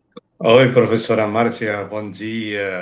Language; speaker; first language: Portuguese; non-native, fluent; Spanish